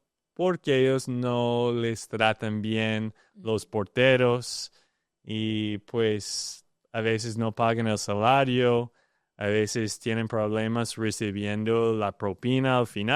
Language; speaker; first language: Spanish; non-native, learner; English